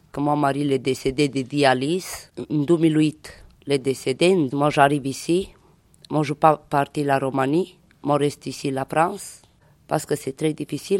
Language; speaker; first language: French; non-native, learner; Romanian